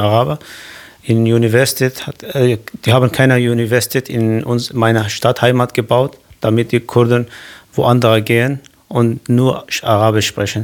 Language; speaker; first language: German; non-native, learner; Kurdish